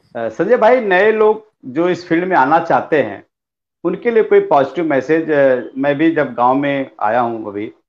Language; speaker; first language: Hindi; non-native, local second language; Bhojpuri